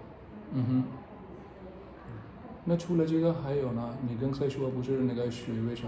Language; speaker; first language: Chinese; non-native, fluent; Hindi